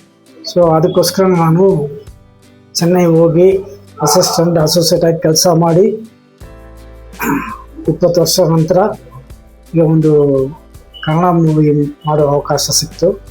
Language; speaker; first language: Kannada; non-native, local second language; Tamil